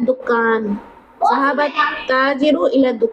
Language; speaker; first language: Arabic; non-native, fluent; Urdu